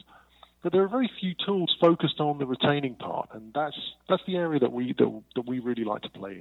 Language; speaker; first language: English; native; English